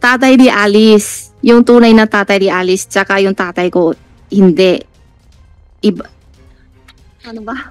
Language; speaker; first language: Filipino; non-native, learner; Chinese